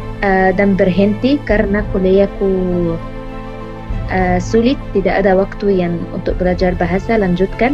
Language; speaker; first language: Indonesian; non-native, fluent; Arabic